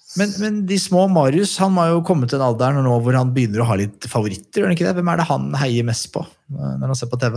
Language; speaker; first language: Norwegian; native; Norwegian